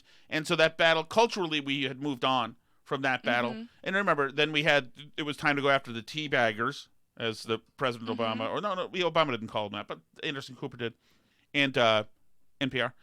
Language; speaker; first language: English; native; English